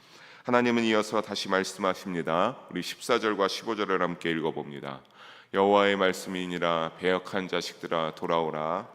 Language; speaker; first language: Korean; native; Korean